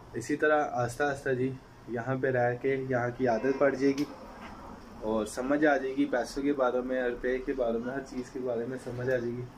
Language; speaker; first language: Urdu; non-native, local second language; Punjabi